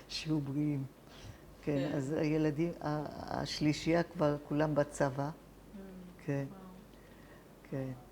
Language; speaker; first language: Hebrew; non-native, fluent; Italian